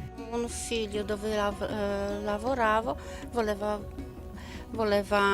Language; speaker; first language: Italian; non-native, learner; Polish